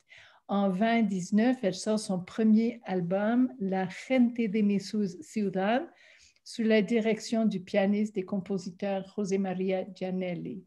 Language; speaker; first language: French; non-native, local second language; English